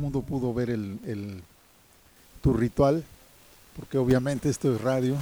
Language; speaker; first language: Spanish; native; Spanish